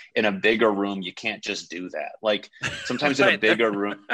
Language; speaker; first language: English; native; English